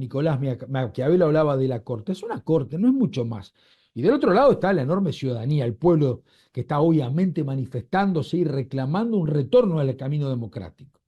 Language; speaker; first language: Spanish; native; Spanish